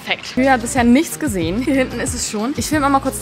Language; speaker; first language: German; native; German